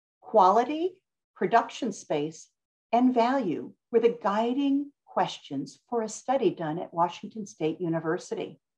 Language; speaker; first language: English; native; English